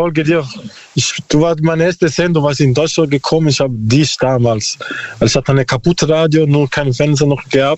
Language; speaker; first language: German; non-native, learner; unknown